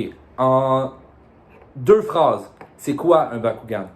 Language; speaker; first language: French; native; French